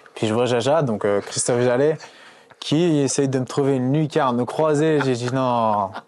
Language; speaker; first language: French; native; French